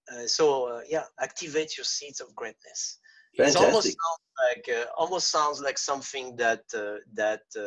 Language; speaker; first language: English; non-native, fluent; French